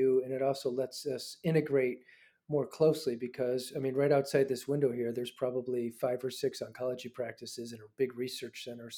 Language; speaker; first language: English; native; English